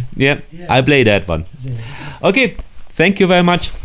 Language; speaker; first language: English; non-native, fluent; German